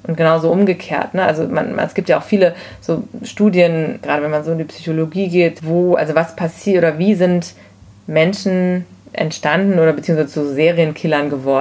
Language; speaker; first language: German; native; German